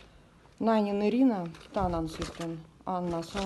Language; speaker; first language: Finnish; non-native, learner; Russian